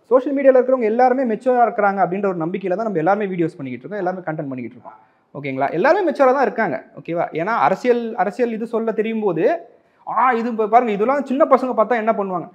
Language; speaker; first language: Tamil; native; Tamil